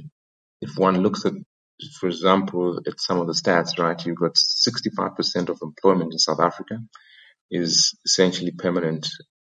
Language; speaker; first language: English; non-native, local second language; Shona